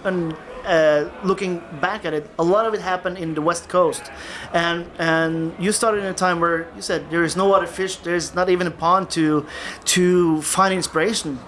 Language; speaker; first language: English; non-native, fluent; Norwegian